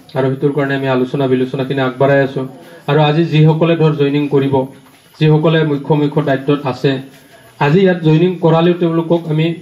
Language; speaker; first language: Assamese; non-native, local second language; Bodo